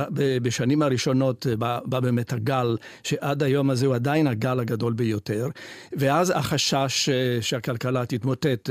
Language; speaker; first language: Hebrew; non-native, fluent; Italian